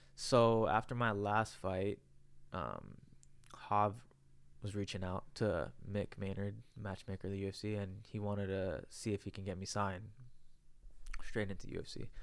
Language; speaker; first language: English; early bilingual, other home language; Filipino